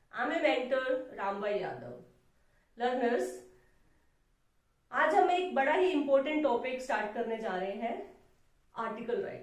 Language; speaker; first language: Hindi; native; Hindi